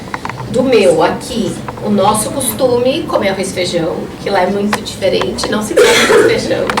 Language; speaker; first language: Portuguese; early bilingual, other home language; Spanish